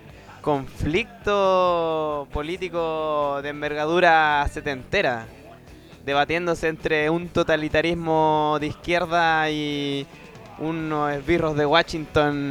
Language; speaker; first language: Spanish; native; Spanish